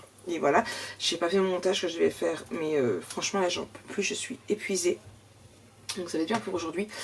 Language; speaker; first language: French; native; French